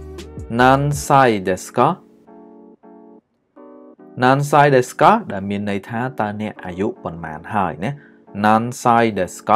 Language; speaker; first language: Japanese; non-native, learner; Khmer